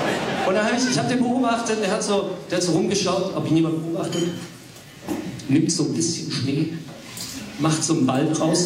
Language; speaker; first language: German; early bilingual, other home language; English